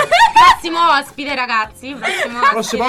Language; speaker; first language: Italian; native; Italian